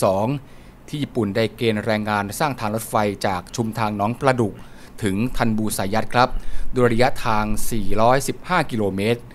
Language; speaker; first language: Thai; native; Thai